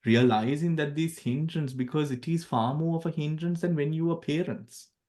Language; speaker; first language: English; non-native, local second language; Sinhala